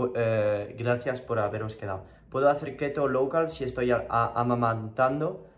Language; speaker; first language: Spanish; non-native, fluent; French